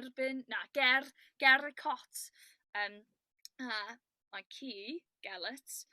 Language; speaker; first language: Welsh; non-native, learner; English